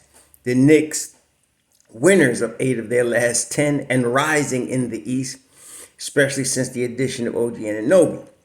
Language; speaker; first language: English; native; English